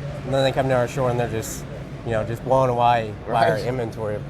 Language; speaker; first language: English; native; English